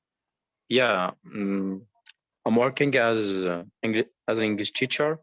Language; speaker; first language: English; non-native, learner; Arabic